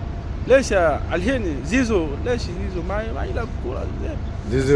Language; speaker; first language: Arabic; non-native, learner; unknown